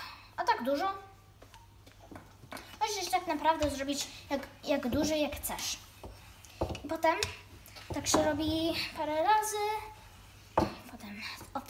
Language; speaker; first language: Polish; early bilingual, heritage; Polish